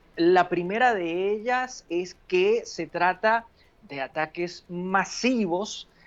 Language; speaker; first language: Spanish; native; Spanish